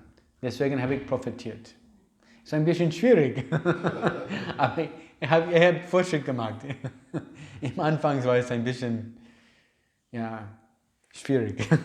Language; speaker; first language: German; non-native, learner; English